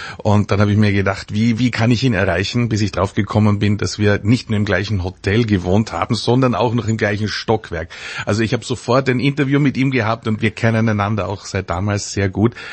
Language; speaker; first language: German; native; German